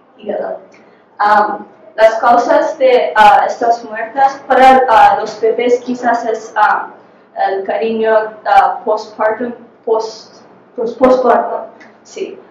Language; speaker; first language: Spanish; non-native, fluent; English